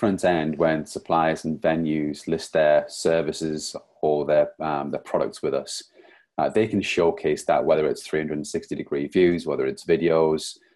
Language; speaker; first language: English; native; English